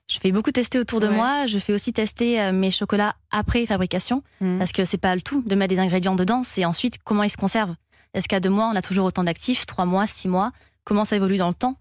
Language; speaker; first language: French; native; French